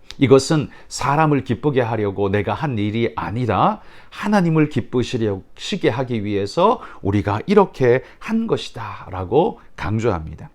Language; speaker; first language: Korean; native; Korean